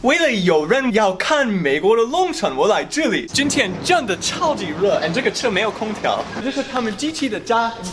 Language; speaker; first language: Chinese; non-native, learner; English